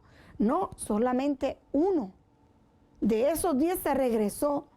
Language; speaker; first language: Spanish; native; Spanish